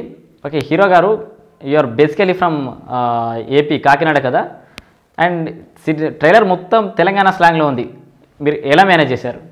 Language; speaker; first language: Telugu; native; Telugu